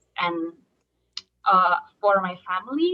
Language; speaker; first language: English; non-native, fluent; Indonesian